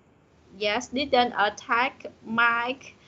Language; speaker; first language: English; non-native, learner; Vietnamese